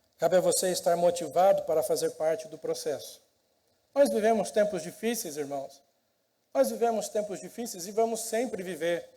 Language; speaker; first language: Portuguese; native; Portuguese